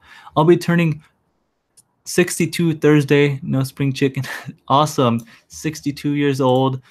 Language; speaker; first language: English; native; English